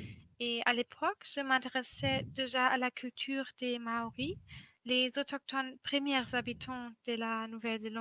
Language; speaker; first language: French; non-native, fluent; German